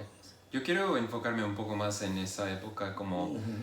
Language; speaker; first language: Spanish; non-native, fluent; English